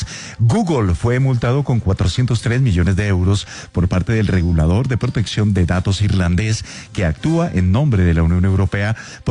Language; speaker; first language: Spanish; native; Spanish